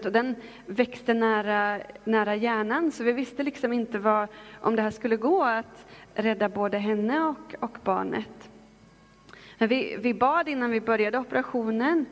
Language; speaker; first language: Swedish; native; Swedish